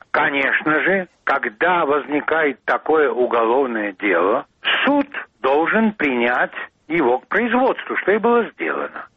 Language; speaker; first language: Russian; non-native, local second language; Georgian